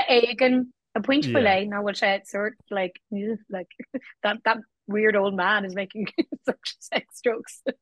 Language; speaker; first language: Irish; non-native, local second language; English